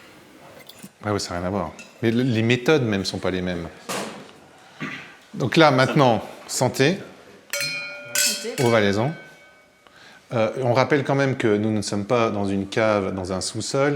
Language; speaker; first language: French; native; French